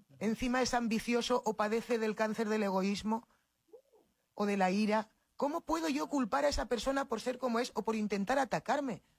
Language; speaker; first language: Spanish; native; Spanish